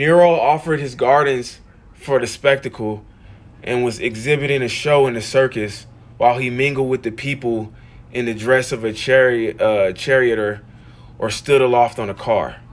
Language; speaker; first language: English; native; English